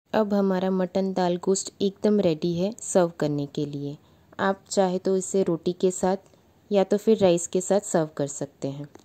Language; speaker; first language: Hindi; native; Hindi